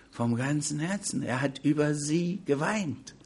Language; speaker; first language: German; non-native, fluent; English